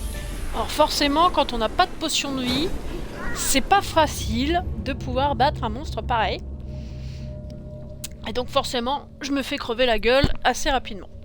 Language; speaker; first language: French; native; French